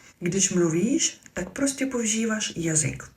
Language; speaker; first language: Czech; non-native, fluent; Ukrainian